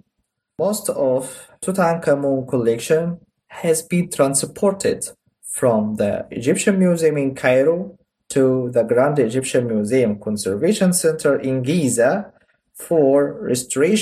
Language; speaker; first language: English; non-native, learner; Arabic